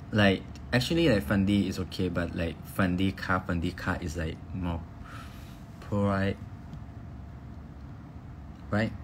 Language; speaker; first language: English; non-native, learner; Thai